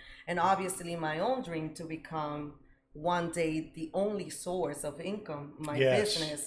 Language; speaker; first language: English; early bilingual, other home language; Spanish